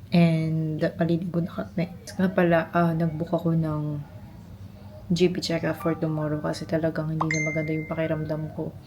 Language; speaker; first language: Filipino; native; Filipino